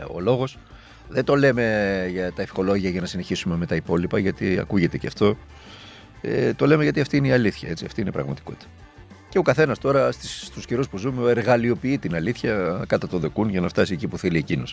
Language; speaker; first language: Greek; native; Greek